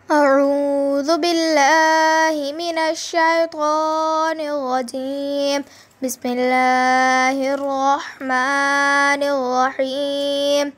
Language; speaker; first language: Arabic; non-native, learner; Urdu